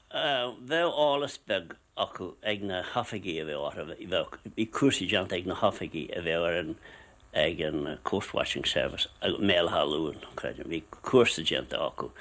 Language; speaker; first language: Irish; native; Irish